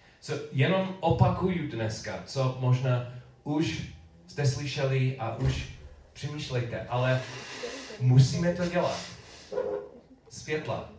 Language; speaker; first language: Czech; non-native, learner; English